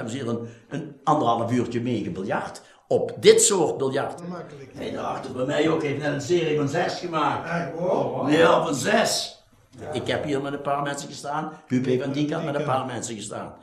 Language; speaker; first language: Dutch; native; Dutch